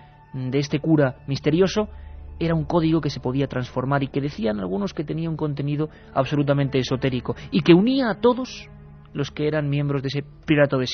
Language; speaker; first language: Spanish; native; Spanish